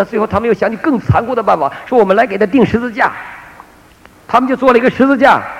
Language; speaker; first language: Chinese; native; Chinese